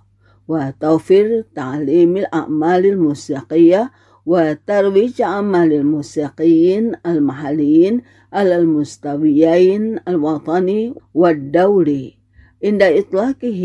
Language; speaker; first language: Arabic; non-native, fluent; Indonesian